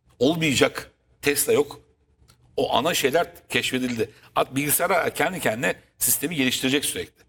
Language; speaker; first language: Turkish; native; Turkish